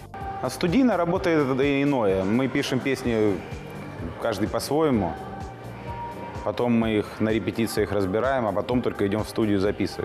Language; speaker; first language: Russian; native; Russian